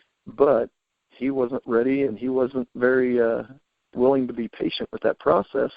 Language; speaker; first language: English; native; English